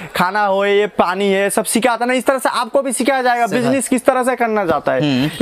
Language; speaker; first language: Hindi; non-native, local second language; Bangla